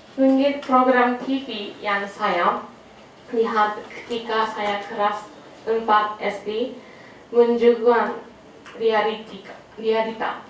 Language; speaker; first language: Indonesian; non-native, learner; Japanese